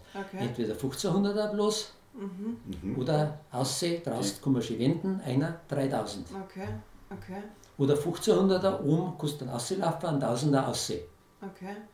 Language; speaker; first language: German; native; German